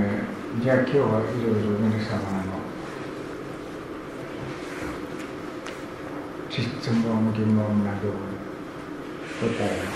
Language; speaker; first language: Japanese; non-native, fluent; Sinhala